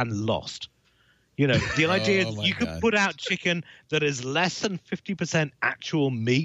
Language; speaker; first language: English; native; English